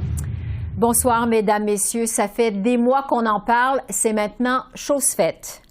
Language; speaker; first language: French; native; French